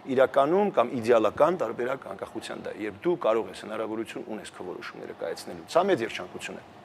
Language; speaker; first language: Armenian; early bilingual, heritage; Armenian